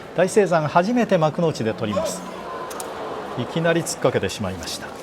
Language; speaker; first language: Japanese; native; Japanese